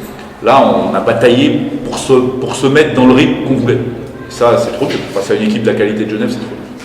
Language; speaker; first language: French; native; French